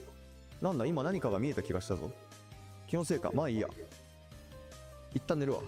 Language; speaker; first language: Japanese; native; Japanese